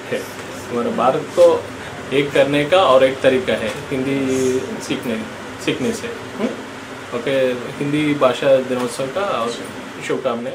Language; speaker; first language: Hindi; non-native, local second language; Telugu